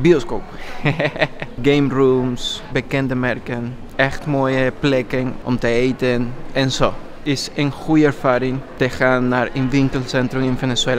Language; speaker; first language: Dutch; non-native, learner; Spanish